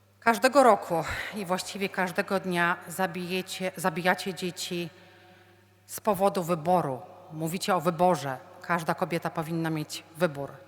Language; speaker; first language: Polish; native; Polish